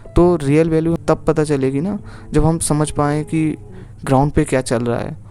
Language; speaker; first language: Hindi; native; Hindi